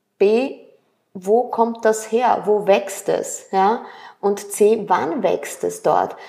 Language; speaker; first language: German; early bilingual, other home language; Spanish